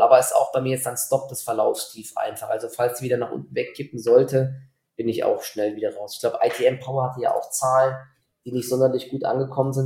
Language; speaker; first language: German; native; German